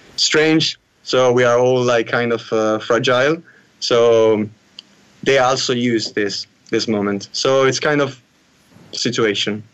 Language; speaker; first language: English; non-native, fluent; Italian